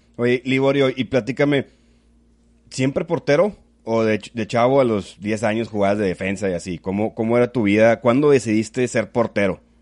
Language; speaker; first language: Spanish; native; Spanish